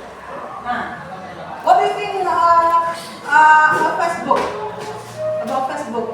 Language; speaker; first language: English; non-native, fluent; Indonesian